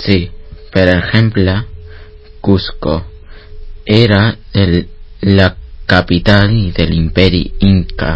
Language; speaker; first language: Catalan; early bilingual, other home language; Spanish